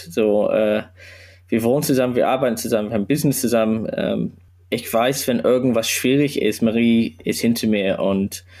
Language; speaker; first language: German; non-native, learner; English